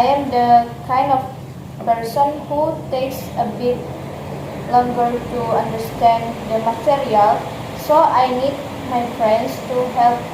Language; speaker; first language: English; non-native, fluent; Indonesian